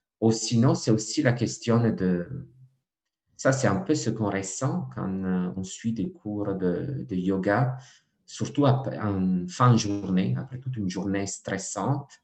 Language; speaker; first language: French; non-native, fluent; Italian